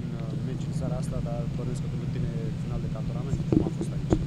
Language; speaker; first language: Romanian; native; Romanian